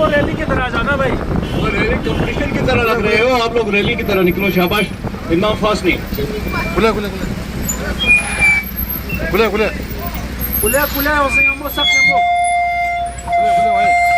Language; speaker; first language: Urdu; non-native, local second language; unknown